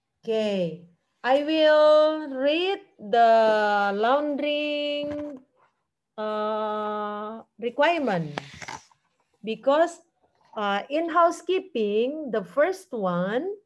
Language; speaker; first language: English; non-native, fluent; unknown